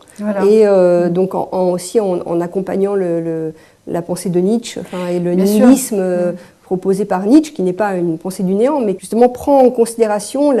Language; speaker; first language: French; native; French